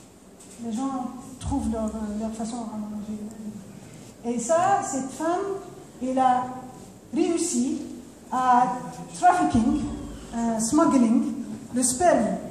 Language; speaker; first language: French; non-native, fluent; Arabic